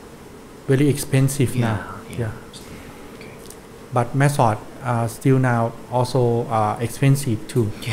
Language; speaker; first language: English; non-native, learner; Thai